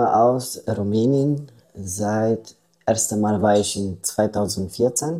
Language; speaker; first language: German; non-native, learner; Romanian